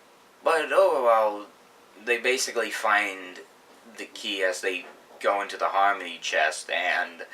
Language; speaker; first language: English; native; English